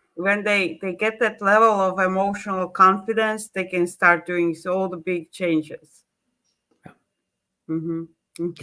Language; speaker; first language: English; non-native, fluent; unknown